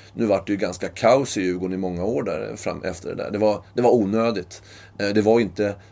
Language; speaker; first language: Swedish; native; Swedish